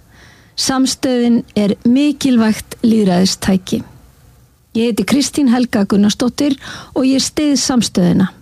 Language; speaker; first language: Icelandic; native; Icelandic